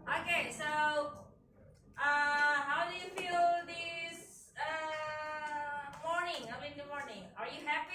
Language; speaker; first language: English; non-native, learner; Indonesian